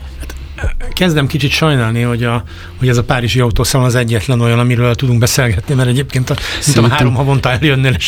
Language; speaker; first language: Hungarian; native; Hungarian